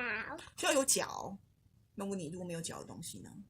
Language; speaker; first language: Chinese; native; Chinese